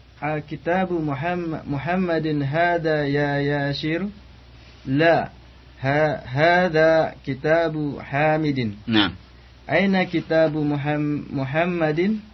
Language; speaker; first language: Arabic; non-native, learner; Indonesian